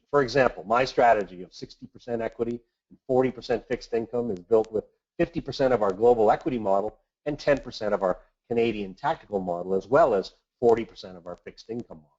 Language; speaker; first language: English; native; English